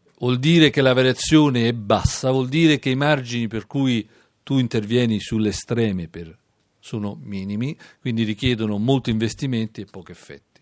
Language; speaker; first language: Italian; native; Italian